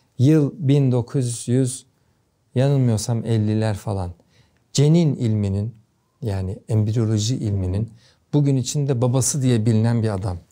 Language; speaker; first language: Turkish; native; Turkish